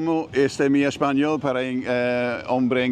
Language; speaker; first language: Spanish; non-native, learner; English